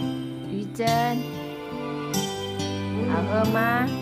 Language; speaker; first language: Chinese; non-native, fluent; Indonesian